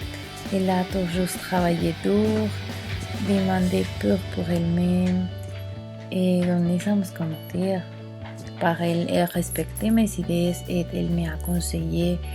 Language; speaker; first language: French; non-native, learner; Spanish